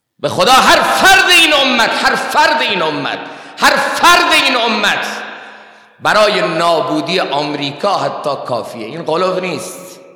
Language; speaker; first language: Persian; non-native, local second language; Baluchi